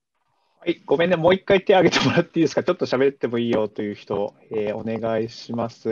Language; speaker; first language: Japanese; native; Japanese